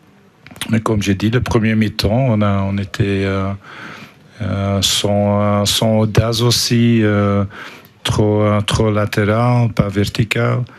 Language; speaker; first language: French; non-native, fluent; Dutch